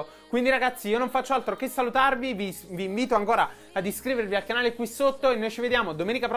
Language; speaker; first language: Italian; native; Italian